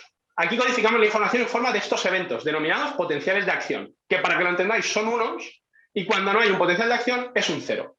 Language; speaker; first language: Spanish; native; Spanish